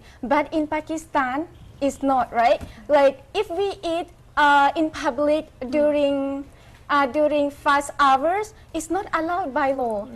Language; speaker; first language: English; non-native, fluent; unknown